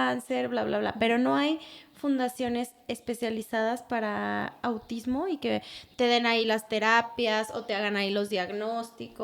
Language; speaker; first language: Spanish; native; Spanish